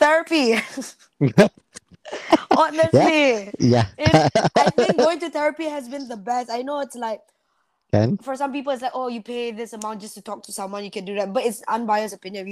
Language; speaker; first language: English; non-native, local second language; Malay